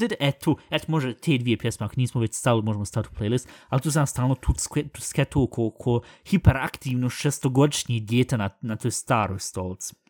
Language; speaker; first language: Bosnian; early bilingual, heritage; Bosnian